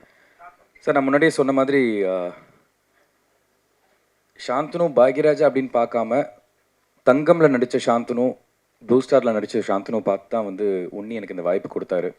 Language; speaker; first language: Tamil; native; Tamil